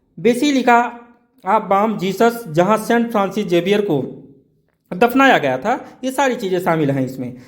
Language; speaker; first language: Hindi; native; Hindi